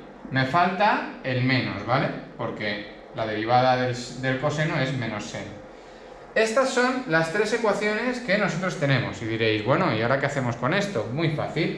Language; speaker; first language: Spanish; native; Spanish